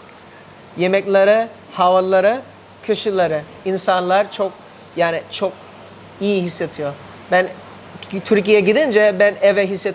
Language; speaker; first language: Turkish; non-native, learner; Thai